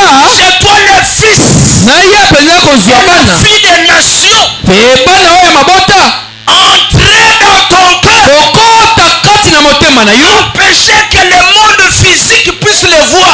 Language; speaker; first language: French; non-native, local second language; Lingala